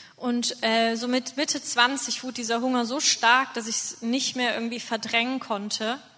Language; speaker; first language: German; native; German